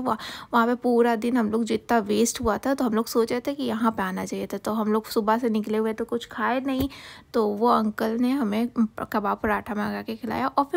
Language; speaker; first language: Hindi; native; Hindi